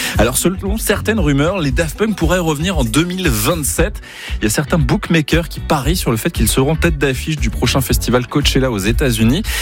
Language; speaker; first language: French; native; French